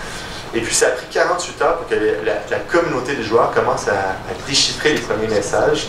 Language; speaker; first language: French; native; French